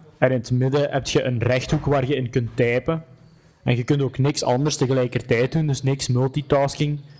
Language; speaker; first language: Dutch; native; Dutch